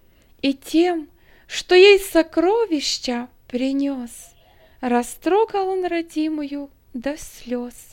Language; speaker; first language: Russian; native; Russian